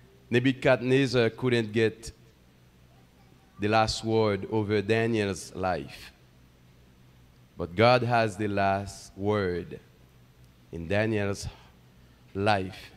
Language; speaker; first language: English; non-native, fluent; Haitian Creole